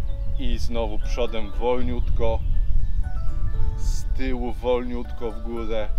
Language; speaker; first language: Polish; native; Polish